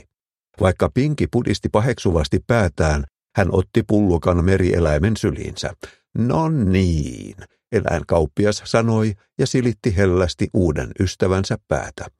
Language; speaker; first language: Finnish; native; Finnish